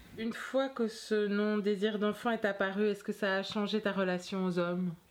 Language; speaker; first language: French; native; French